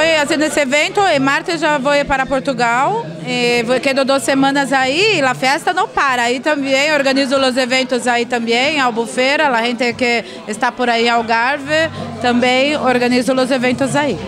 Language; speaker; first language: Spanish; non-native, learner; Portuguese